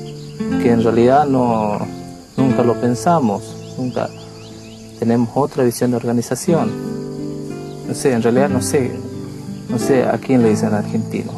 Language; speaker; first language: Spanish; non-native, local second language; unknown